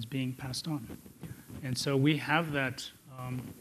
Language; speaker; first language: English; non-native, local second language; Tibetan